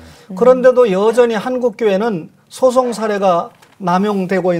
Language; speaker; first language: Korean; native; Korean